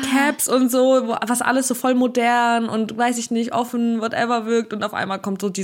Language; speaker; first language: German; early bilingual, other home language; Russian